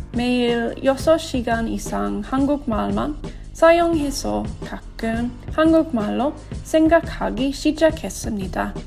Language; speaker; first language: Korean; non-native, learner; English